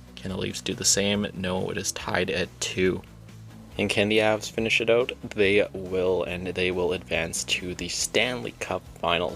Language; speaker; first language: English; native; English